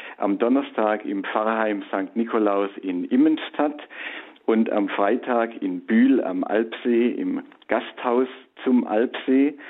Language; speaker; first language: German; native; German